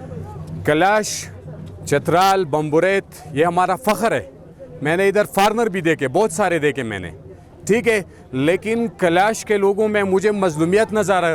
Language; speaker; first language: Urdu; non-native, local second language; Pashto